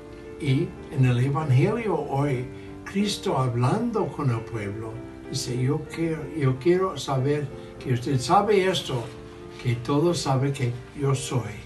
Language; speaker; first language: Spanish; non-native, learner; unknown